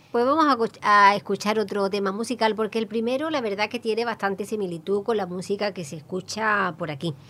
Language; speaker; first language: Spanish; native; Spanish